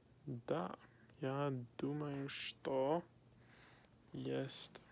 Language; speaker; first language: Russian; non-native, learner; English